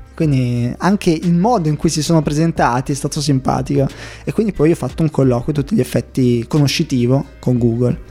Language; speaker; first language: Italian; native; Italian